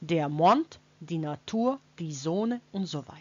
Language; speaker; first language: German; non-native, fluent; Russian